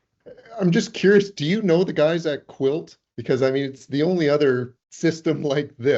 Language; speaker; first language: English; native; English